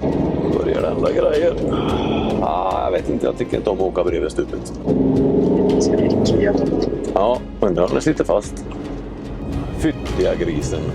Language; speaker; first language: Swedish; native; Swedish